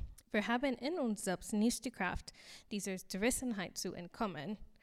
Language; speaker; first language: German; non-native, fluent; English